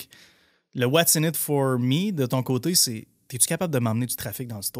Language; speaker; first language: French; native; French